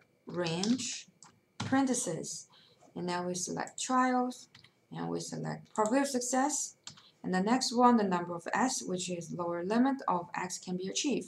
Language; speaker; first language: English; non-native, fluent; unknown